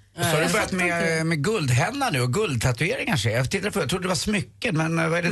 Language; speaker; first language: Swedish; native; Swedish